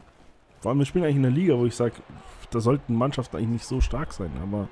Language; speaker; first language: German; native; German